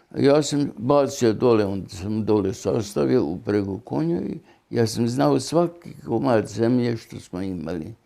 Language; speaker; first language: Bosnian; non-native, local second language; German